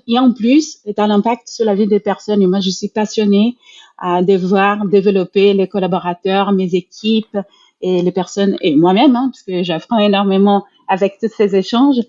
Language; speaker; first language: French; non-native, fluent; Portuguese